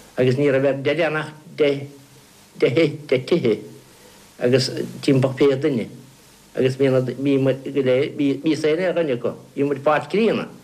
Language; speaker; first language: Irish; native; Irish